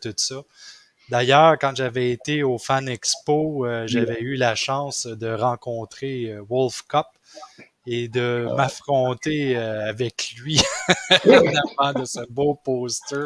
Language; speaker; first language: French; native; French